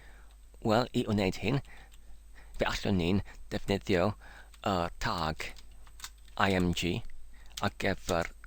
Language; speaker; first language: Welsh; non-native, learner; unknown